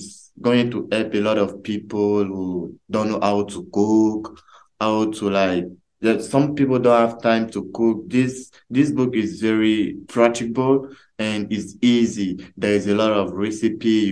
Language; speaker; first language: English; non-native, learner; French